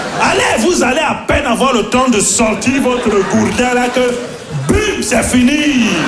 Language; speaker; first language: French; early bilingual, other home language; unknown